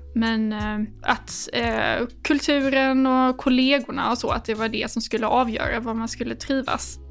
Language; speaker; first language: Swedish; native; Swedish